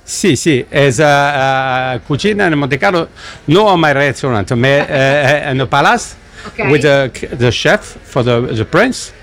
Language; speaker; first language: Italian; non-native, learner; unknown